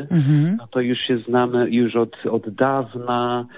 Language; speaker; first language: Polish; non-native, fluent; Portuguese